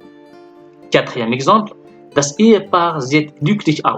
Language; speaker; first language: German; non-native, fluent; French